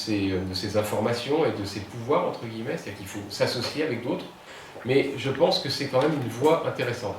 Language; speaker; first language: French; native; French